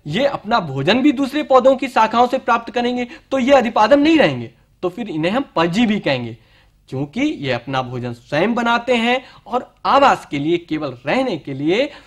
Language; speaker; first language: Hindi; native; Hindi